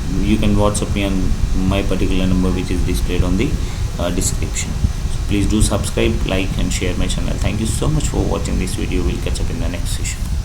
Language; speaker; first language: English; non-native, local second language; Telugu